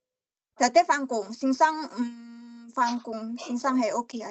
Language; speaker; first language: Cantonese; non-native, learner; Indonesian